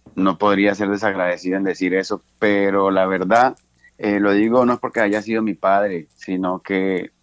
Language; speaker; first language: Spanish; native; Spanish